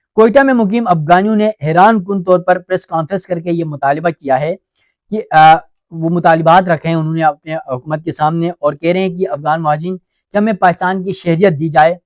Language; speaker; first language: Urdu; non-native, local second language; Shina